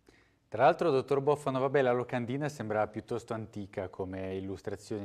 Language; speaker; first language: Italian; native; Italian